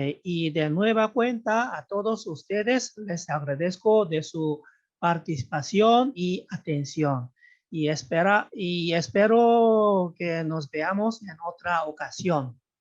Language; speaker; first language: Spanish; non-native, fluent; Korean